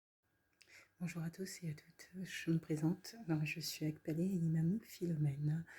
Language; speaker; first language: French; native; French